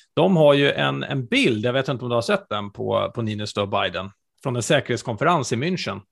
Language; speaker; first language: Swedish; native; Swedish